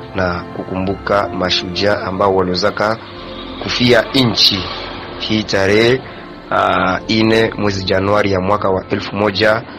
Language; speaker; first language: Swahili; native; Swahili